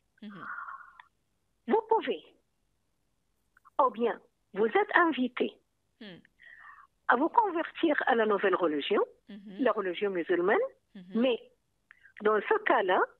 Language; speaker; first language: French; non-native, fluent; Arabic